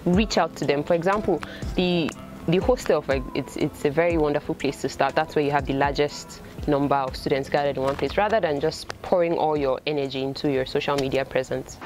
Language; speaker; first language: English; non-native, local second language; Hausa